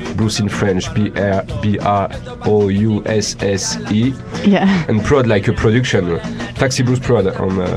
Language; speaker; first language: English; non-native, learner; French